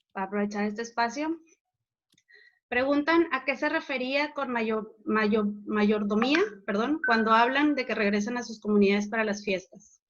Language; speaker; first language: Spanish; native; Spanish